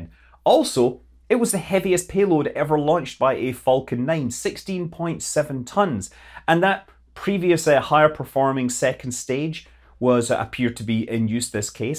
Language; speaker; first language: English; native; English